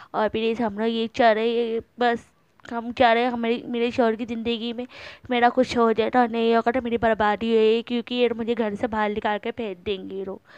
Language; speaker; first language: Urdu; native; Urdu